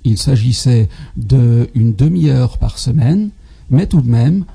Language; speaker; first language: French; non-native, fluent; Dutch